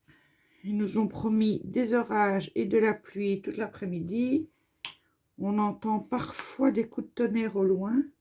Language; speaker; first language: French; native; French